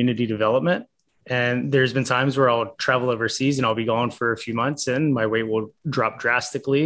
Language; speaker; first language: English; native; English